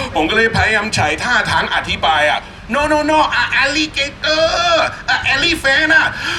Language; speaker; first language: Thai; non-native, fluent; English